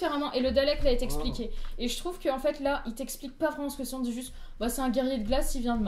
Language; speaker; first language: French; native; French